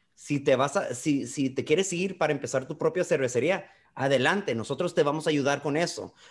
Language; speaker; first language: Spanish; early bilingual, heritage; Spanish